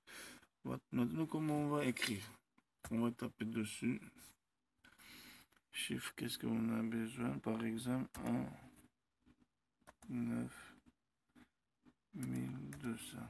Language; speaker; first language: French; non-native, learner; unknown